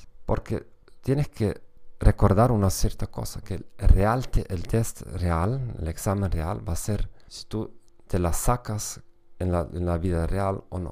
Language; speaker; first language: Spanish; non-native, fluent; German